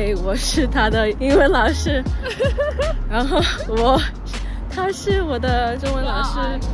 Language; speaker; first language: Chinese; non-native, learner; English